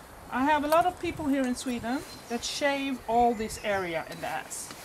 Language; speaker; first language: English; non-native, fluent; Swedish